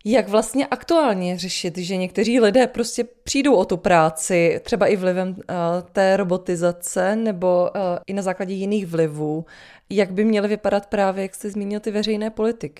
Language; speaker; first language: Czech; native; Czech